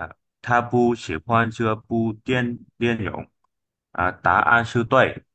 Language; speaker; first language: Chinese; non-native, learner; Vietnamese